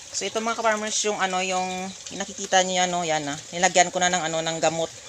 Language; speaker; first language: Filipino; non-native, local second language; Hiligaynon